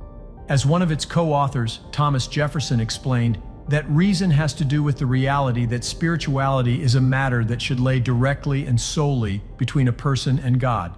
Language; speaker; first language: English; native; English